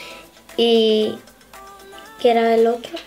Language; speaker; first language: Spanish; early bilingual, heritage; Spanish